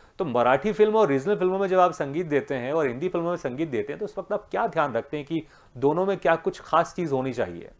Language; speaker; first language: Hindi; native; Hindi